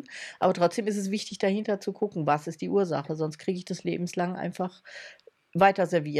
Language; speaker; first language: German; native; German